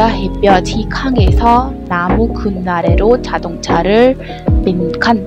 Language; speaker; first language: Korean; non-native, learner; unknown